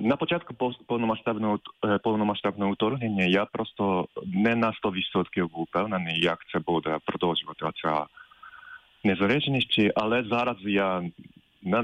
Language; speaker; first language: Ukrainian; non-native, fluent; Japanese